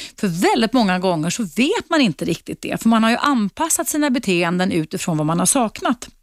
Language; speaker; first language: Swedish; native; Swedish